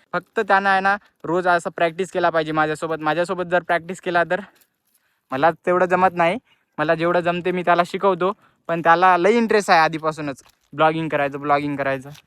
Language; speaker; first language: Marathi; non-native, local second language; Lambadi